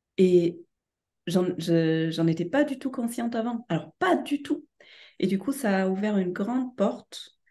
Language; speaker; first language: French; non-native, fluent; German